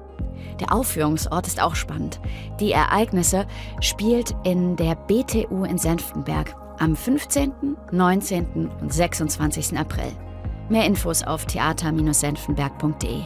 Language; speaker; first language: German; native; German